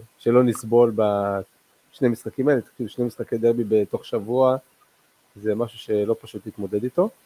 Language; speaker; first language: Hebrew; non-native, local second language; Arabic